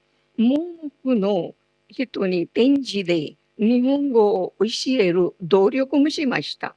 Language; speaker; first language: Japanese; non-native, fluent; Marathi